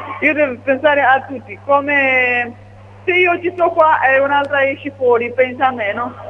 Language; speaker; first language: Italian; non-native, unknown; Romanian